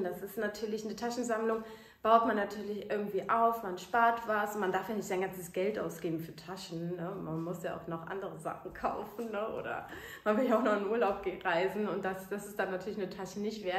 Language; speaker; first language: German; native; German